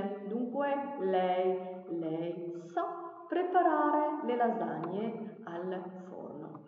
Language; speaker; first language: Italian; non-native, fluent; Arabic